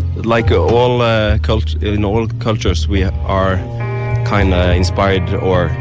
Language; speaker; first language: English; non-native, fluent; Norwegian